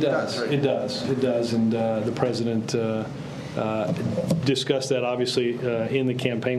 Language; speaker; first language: English; native; English